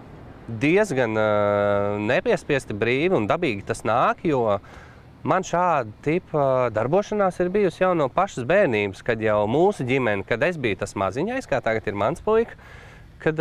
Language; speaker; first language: Latvian; native; Latvian